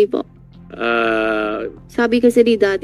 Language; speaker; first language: Filipino; non-native, learner; Chinese